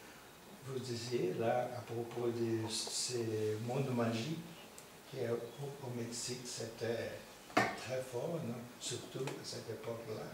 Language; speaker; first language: French; non-native, fluent; Portuguese